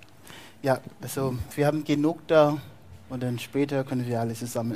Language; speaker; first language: German; non-native, fluent; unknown